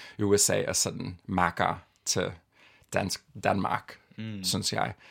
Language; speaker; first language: Danish; non-native, fluent; English